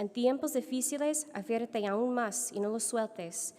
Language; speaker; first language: Spanish; non-native, fluent; English